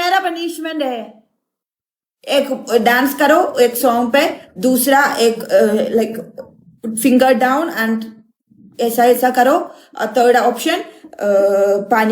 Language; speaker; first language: Hindi; non-native, learner; Malayalam